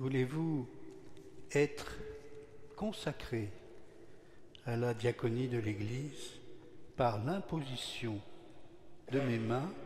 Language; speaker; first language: French; native; French